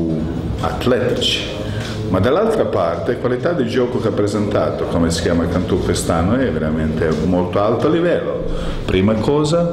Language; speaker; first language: Italian; non-native, fluent; Croatian